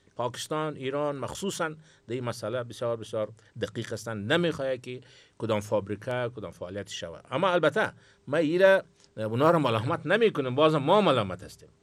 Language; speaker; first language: Persian; native; Persian